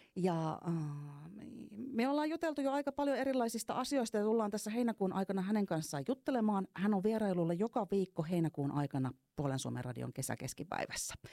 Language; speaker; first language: Finnish; native; Finnish